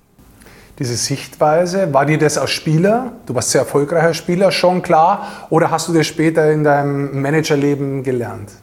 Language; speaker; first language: German; native; German